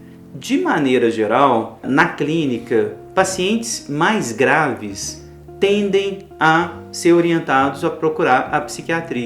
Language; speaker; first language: Portuguese; native; Portuguese